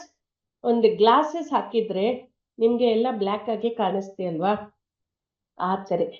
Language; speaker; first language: Kannada; non-native, learner; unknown